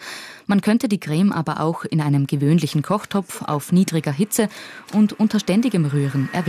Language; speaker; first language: German; native; German